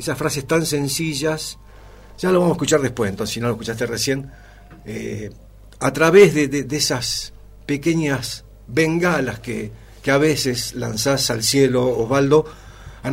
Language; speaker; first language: Spanish; native; Spanish